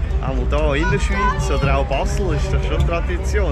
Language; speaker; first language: German; native; German